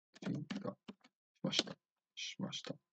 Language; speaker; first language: Japanese; non-native, learner; Italian